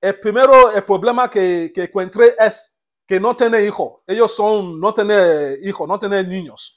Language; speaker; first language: Spanish; non-native, learner; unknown